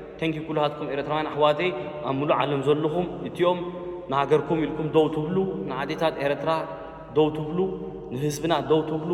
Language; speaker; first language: Tigrinya; early bilingual, heritage; Tigrinya